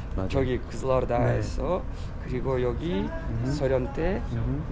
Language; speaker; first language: Korean; early bilingual, heritage; Korean